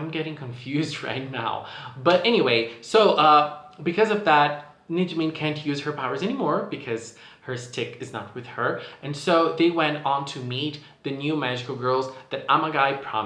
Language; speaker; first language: English; non-native, fluent; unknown